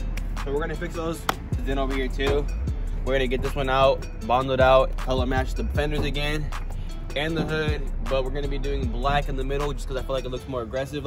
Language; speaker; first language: English; native; English